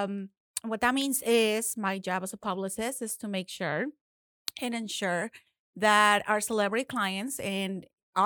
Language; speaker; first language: English; non-native, fluent; Spanish